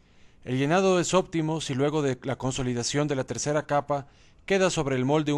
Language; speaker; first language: Spanish; native; Spanish